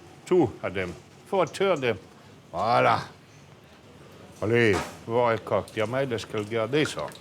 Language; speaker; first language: Danish; non-native, fluent; French